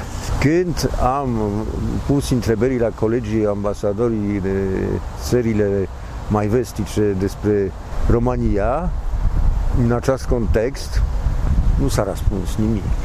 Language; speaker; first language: Romanian; non-native, fluent; Polish